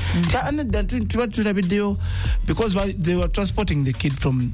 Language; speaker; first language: English; non-native, local second language; Ganda